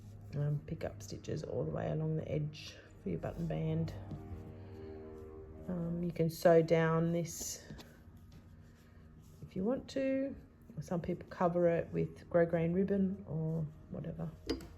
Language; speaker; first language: English; native; English